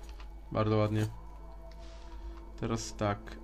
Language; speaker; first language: Polish; native; Polish